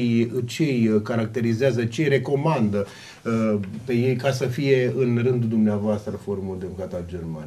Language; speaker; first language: Romanian; native; Romanian